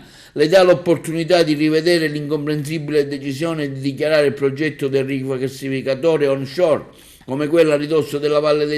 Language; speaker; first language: Italian; native; Italian